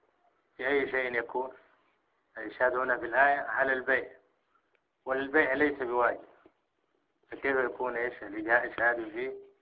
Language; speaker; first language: Arabic; native; Arabic